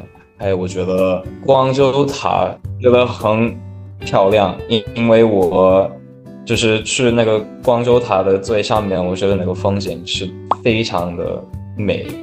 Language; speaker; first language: Chinese; non-native, fluent; English